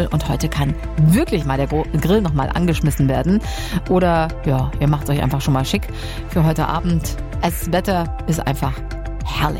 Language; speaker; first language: German; native; German